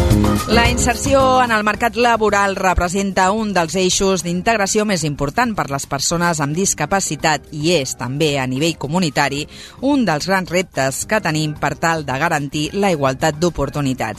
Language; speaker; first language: Catalan; native; Catalan